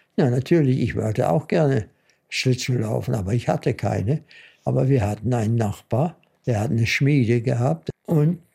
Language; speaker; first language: German; native; German